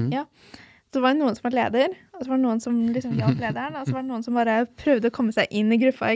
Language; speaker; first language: Norwegian; early bilingual, other home language; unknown